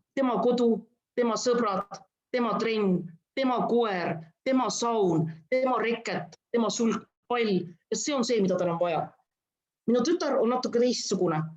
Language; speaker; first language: Estonian; non-native, local second language; Russian